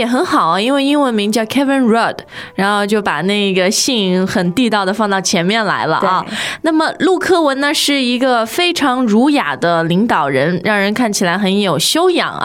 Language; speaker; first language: Chinese; native; Chinese